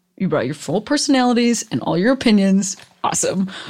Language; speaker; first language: English; native; English